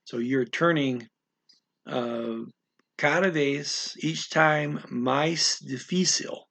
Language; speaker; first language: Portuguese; non-native, learner; English